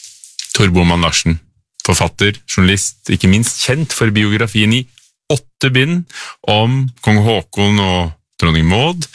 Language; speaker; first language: Norwegian; native; Norwegian